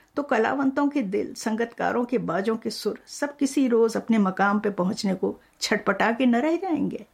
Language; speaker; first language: Hindi; non-native, local second language; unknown